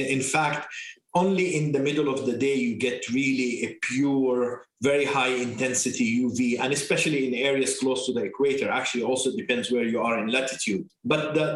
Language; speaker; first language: English; non-native, fluent; Arabic